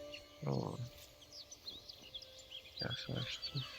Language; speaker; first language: Spanish; non-native, learner; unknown